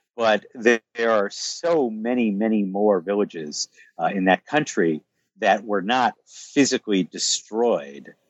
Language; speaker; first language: English; native; English